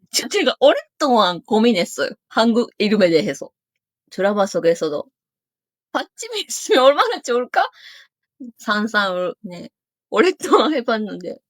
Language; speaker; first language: Korean; non-native, fluent; Japanese